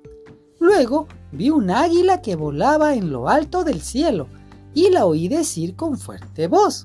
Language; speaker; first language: Spanish; native; Spanish